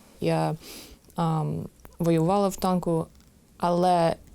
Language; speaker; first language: Ukrainian; non-native, learner; English